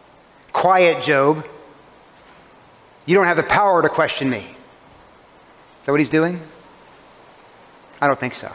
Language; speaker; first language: English; native; English